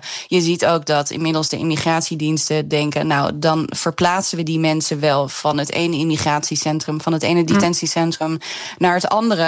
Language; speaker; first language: Dutch; native; Dutch